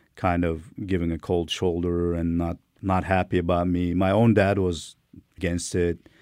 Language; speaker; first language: English; non-native, fluent; Turkmen